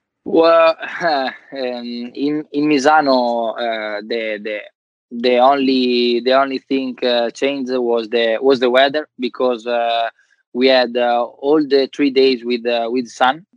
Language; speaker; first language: English; non-native, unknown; Italian